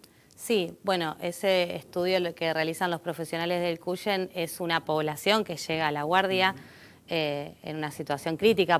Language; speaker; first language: Spanish; native; Spanish